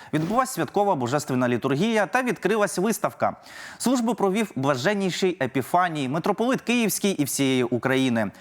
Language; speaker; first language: Ukrainian; native; Ukrainian